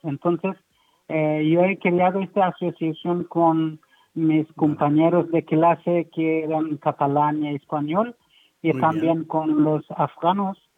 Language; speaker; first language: Spanish; non-native, learner; Persian